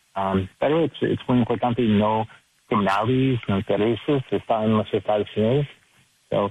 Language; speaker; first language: Spanish; non-native, learner; English